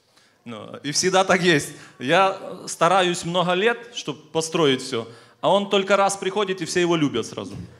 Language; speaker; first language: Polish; non-native, learner; Russian